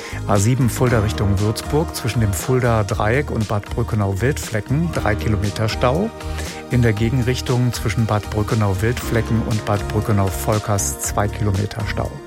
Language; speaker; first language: German; native; German